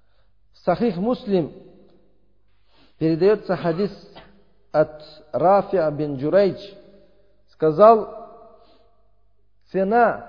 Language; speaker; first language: Russian; non-native, learner; Uzbek